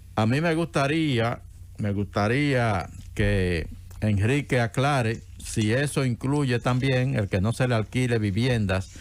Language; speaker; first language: Spanish; native; Spanish